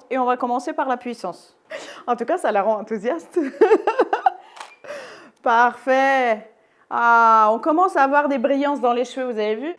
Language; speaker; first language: French; native; French